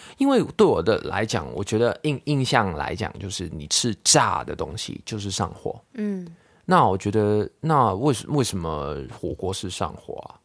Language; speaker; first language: Chinese; non-native, local second language; Cantonese